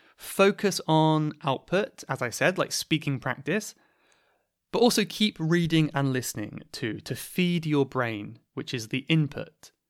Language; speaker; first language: English; native; English